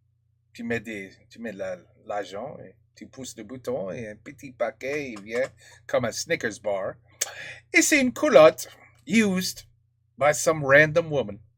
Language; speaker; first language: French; non-native, fluent; English